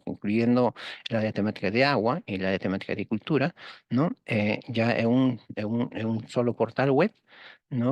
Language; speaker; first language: Spanish; native; Spanish